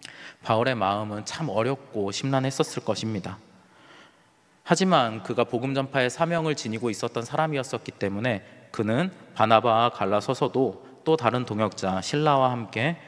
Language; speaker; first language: Korean; native; Korean